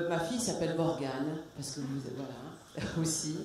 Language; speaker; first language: French; native; French